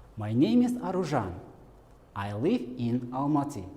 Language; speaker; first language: English; non-native, fluent; Kazakh